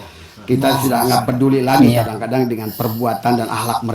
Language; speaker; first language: Indonesian; native; Indonesian